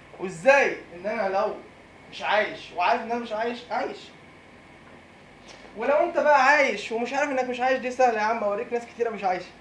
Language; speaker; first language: Arabic; native; Arabic